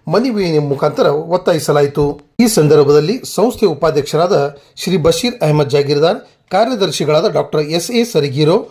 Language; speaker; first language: Kannada; native; Kannada